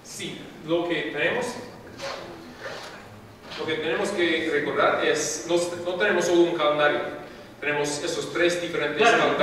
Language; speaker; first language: Spanish; non-native, fluent; English